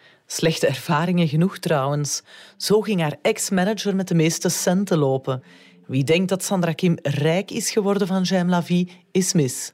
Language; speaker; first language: Dutch; native; Dutch